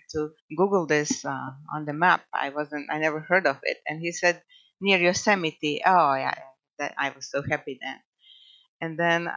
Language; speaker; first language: English; non-native, fluent; Croatian